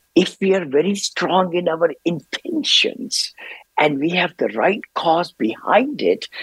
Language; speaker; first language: English; non-native, local second language; Hindi